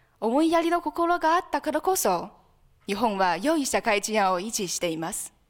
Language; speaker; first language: Japanese; non-native, fluent; Chinese